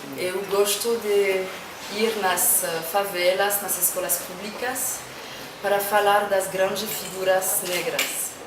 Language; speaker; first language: Portuguese; non-native, fluent; French